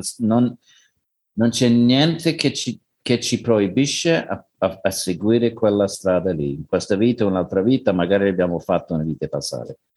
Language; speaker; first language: Italian; non-native, learner; English